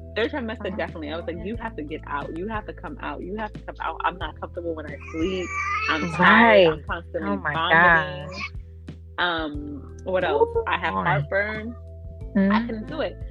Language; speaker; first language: English; early bilingual, other home language; Akan